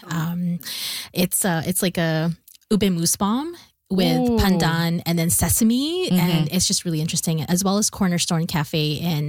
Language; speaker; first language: English; non-native, local second language; Bikol